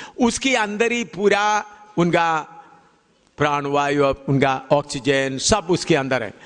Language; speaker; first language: Hindi; non-native, local second language; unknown